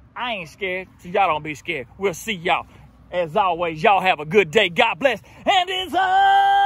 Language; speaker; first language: English; native; English